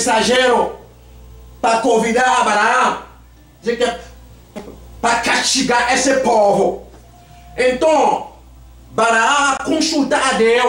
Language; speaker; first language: Portuguese; non-native, learner; Haitian Creole